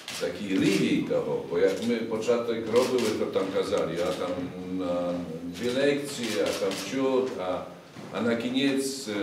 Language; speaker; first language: Polish; non-native, learner; Ukrainian